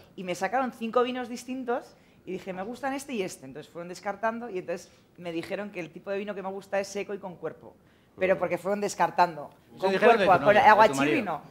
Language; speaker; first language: Spanish; native; Spanish